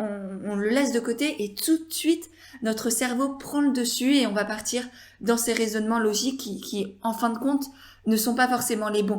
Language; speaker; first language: French; native; French